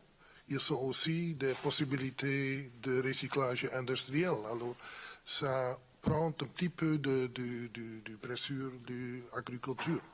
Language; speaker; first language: French; non-native, fluent; Dutch